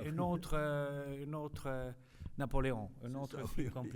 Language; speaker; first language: French; non-native, fluent; Italian